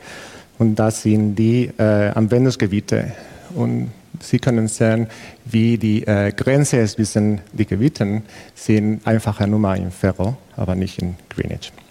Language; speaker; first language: German; non-native, fluent; Spanish